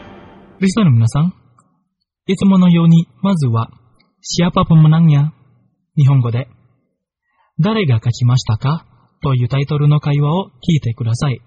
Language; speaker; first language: Japanese; non-native, fluent; Indonesian